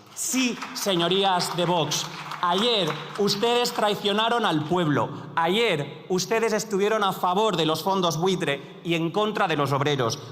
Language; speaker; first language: Spanish; native; Spanish